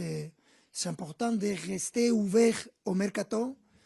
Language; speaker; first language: French; non-native, fluent; Spanish